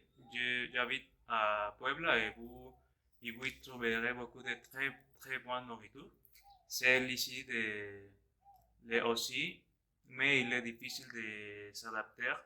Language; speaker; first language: French; non-native, learner; Spanish